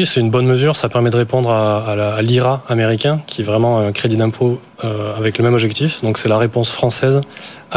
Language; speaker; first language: French; native; French